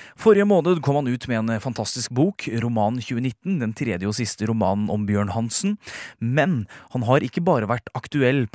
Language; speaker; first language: Norwegian; native; Norwegian